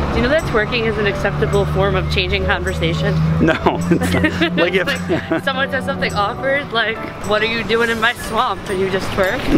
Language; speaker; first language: English; native; English